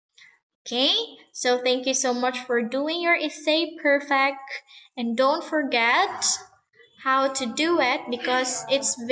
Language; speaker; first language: English; non-native, fluent; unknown